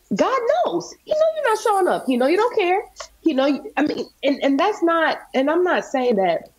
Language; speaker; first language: English; native; English